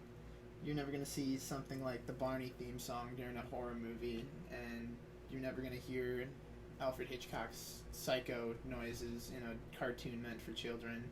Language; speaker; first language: English; native; English